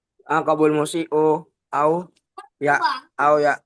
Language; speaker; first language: Arabic; non-native, learner; Indonesian